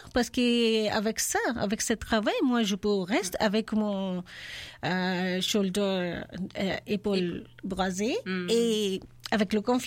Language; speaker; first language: French; non-native, learner; Urdu